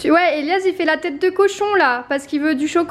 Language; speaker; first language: French; native; French